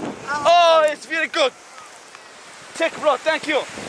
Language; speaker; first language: English; non-native, learner; Arabic